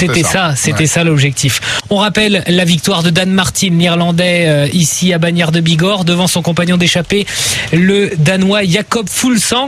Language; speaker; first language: French; native; French